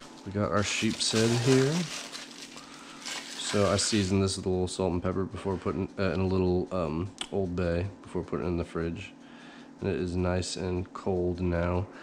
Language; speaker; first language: English; native; English